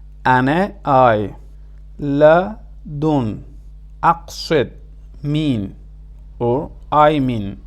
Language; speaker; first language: Arabic; non-native, fluent; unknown